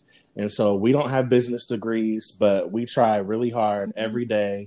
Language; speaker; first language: English; native; English